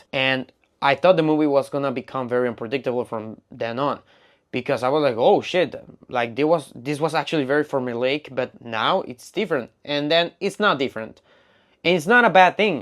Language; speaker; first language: English; non-native, fluent; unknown